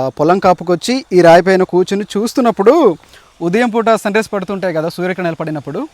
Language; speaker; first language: Telugu; non-native, local second language; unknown